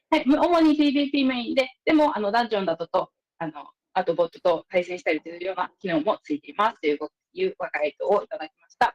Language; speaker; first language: Japanese; native; Japanese